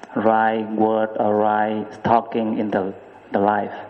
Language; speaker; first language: English; non-native, learner; Vietnamese